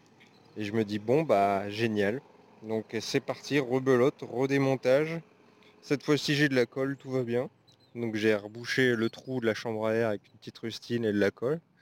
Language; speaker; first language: French; native; French